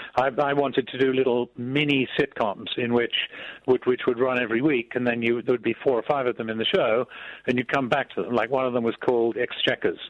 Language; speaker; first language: English; native; English